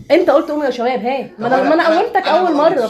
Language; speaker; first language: Arabic; native; Arabic